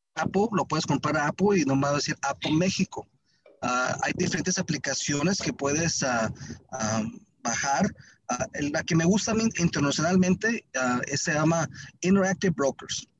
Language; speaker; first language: Spanish; early bilingual, heritage; Spanish